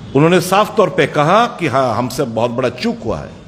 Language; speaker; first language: Hindi; non-native, local second language; Bangla